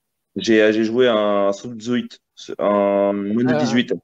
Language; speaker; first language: French; early bilingual, other home language; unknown